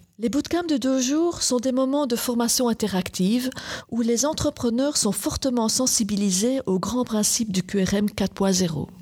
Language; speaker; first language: French; native; French